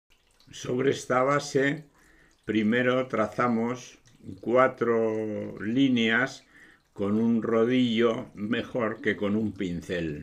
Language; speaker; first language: Spanish; native; Spanish